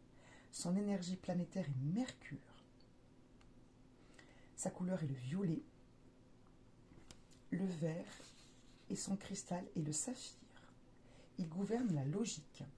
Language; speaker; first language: French; native; French